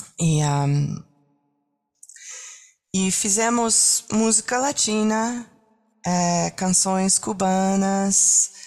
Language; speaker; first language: Portuguese; non-native, learner; French